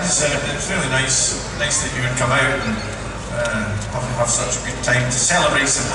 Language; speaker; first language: English; native; English